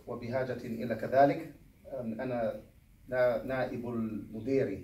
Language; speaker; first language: Arabic; non-native, learner; English